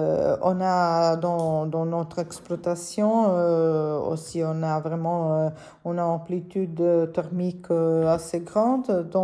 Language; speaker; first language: French; non-native, fluent; Italian